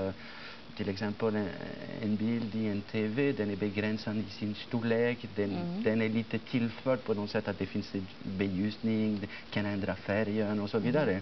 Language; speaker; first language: Swedish; non-native, fluent; French